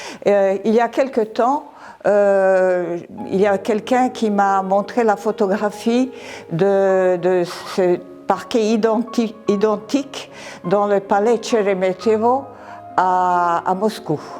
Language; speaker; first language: French; non-native, fluent; Serbian